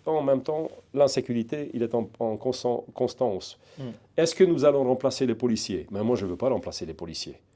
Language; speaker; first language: French; non-native, fluent; Hungarian